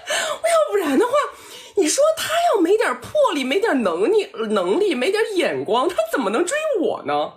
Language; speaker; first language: Chinese; native; Chinese